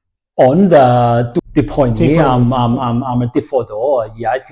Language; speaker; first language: Welsh; non-native, learner; English